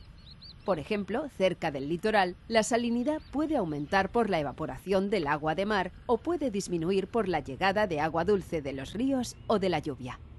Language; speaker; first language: Spanish; native; Spanish